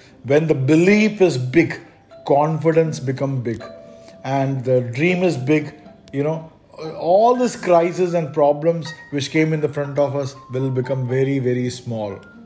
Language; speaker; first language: English; non-native, local second language; Malayalam